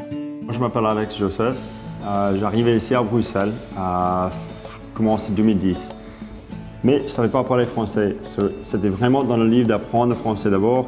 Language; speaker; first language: French; non-native, fluent; English